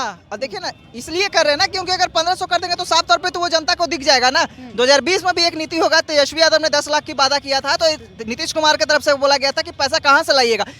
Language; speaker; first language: Hindi; native; Hindi